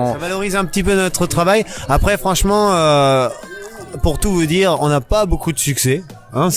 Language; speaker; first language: French; native; French